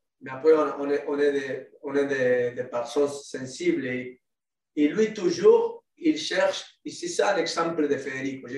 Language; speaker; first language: French; non-native, learner; Spanish